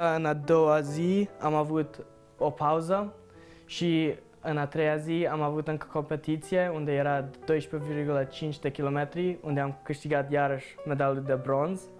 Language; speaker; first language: Romanian; early bilingual, heritage; Romanian